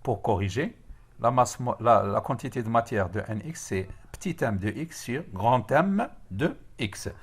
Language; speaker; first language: French; non-native, local second language; Arabic